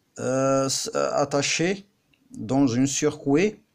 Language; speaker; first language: French; non-native, local second language; Arabic